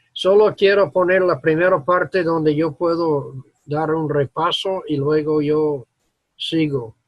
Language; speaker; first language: Spanish; non-native, fluent; English